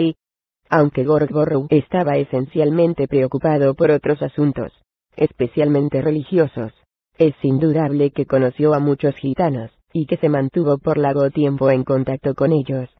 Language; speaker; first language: Spanish; native; Spanish